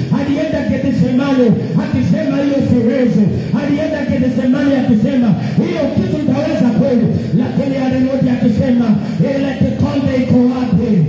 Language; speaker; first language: Swahili; non-native, local second language; Luyia